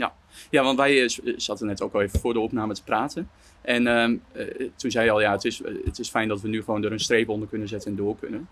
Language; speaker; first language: Dutch; native; Dutch